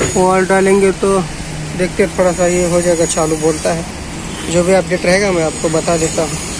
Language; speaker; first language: Hindi; non-native, local second language; Marathi